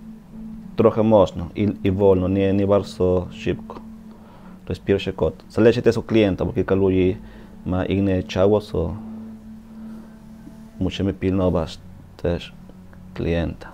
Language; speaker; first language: Polish; non-native, learner; Spanish